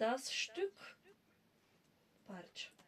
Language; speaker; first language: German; non-native, fluent; Macedonian